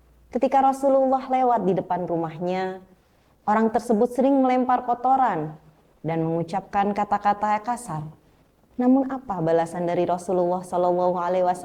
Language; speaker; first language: Indonesian; native; Indonesian